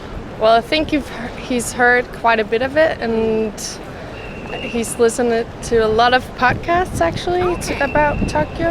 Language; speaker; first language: English; non-native, fluent; Danish